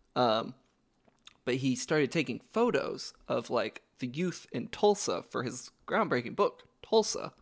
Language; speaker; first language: English; native; English